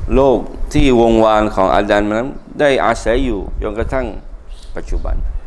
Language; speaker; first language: Thai; non-native, local second language; Malay